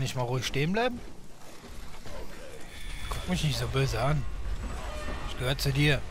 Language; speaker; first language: German; native; German